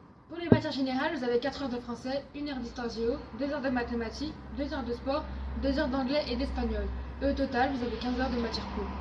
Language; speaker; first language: French; native; French